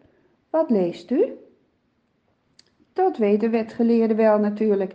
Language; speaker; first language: Dutch; native; Dutch